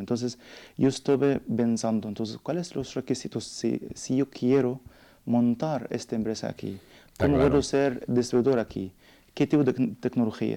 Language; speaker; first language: Spanish; non-native, learner; Arabic